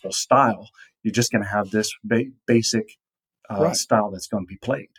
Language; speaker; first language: English; native; English